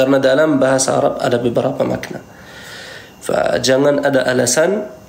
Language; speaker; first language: Indonesian; non-native, fluent; Arabic